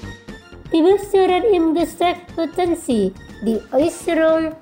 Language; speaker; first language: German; non-native, learner; Indonesian